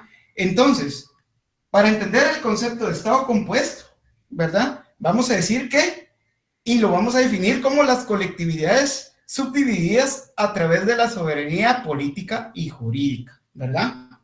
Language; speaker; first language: Spanish; native; Spanish